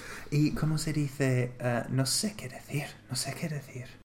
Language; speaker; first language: Spanish; non-native, fluent; English